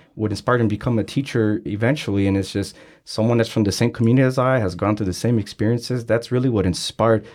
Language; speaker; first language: English; native; English